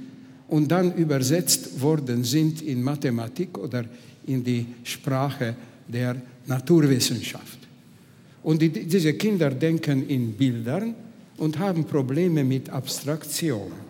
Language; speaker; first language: German; non-native, fluent; Hungarian